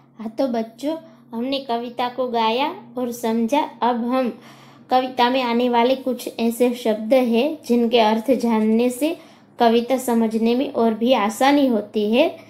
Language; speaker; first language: Hindi; non-native, local second language; Gujarati